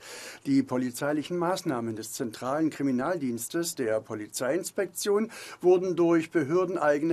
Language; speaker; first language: German; native; German